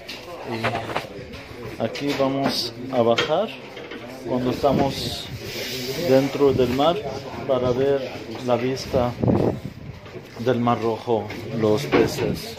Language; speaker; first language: Spanish; non-native, fluent; Arabic